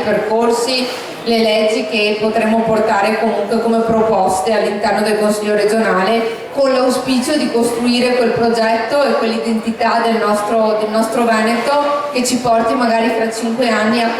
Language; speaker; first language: Italian; native; Italian